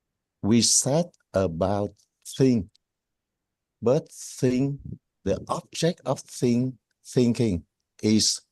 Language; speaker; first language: English; non-native, learner; Vietnamese